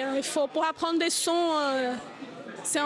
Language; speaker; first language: French; non-native, learner; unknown